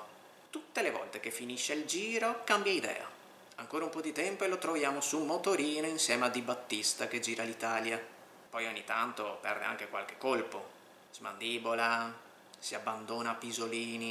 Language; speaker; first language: Italian; native; Italian